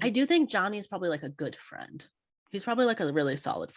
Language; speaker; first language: English; native; English